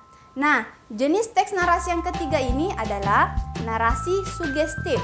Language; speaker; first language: Malay; native; Malay